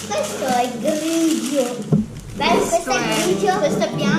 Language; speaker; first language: Italian; native; Italian